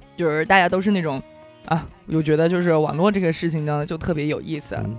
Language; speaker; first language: Chinese; native; Chinese